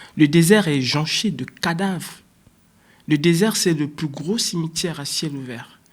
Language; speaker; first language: French; native; French